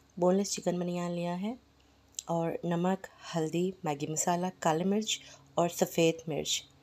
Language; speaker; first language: Hindi; non-native, local second language; Urdu